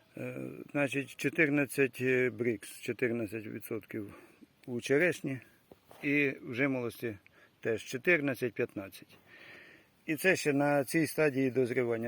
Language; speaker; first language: Ukrainian; native; Ukrainian